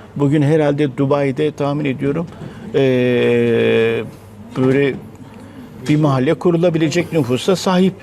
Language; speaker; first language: Turkish; native; Turkish